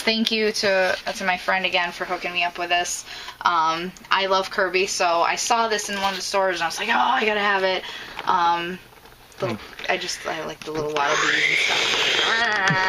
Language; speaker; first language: English; native; English